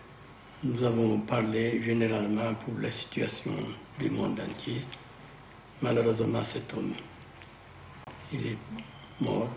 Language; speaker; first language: French; non-native, fluent; Amharic